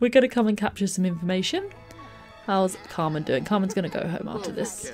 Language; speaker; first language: English; native; English